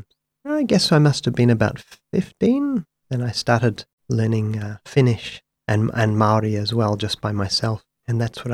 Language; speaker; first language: English; native; English